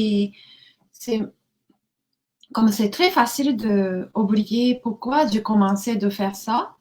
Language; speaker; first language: French; non-native, learner; Japanese